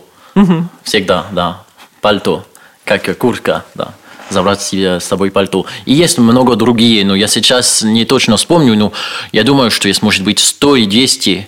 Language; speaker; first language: Russian; non-native, learner; French